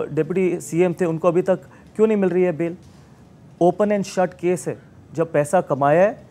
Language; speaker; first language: Hindi; native; Hindi